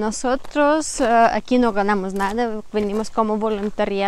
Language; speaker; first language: Spanish; non-native, fluent; Ukrainian